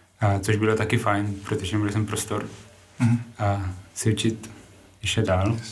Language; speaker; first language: Czech; non-native, fluent; Spanish